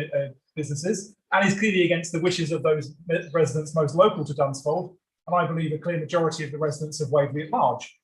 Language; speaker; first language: English; native; English